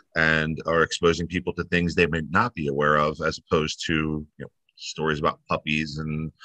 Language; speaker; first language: English; native; English